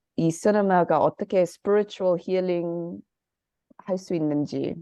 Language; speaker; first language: Korean; early bilingual, heritage; Korean